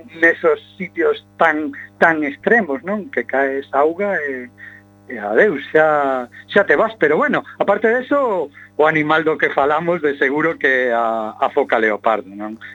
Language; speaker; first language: Galician; non-native, local second language; Spanish